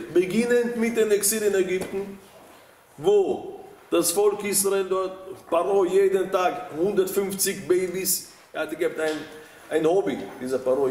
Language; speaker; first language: German; non-native, fluent; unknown